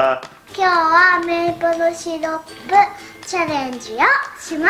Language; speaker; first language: Japanese; early bilingual, heritage; Japanese